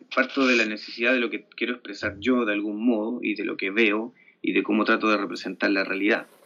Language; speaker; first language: Spanish; native; Spanish